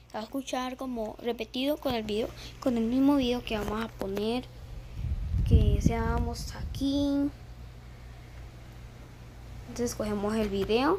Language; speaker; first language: Spanish; native; Spanish